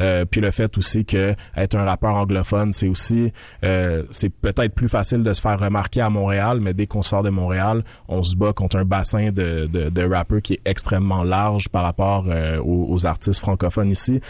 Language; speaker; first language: French; native; French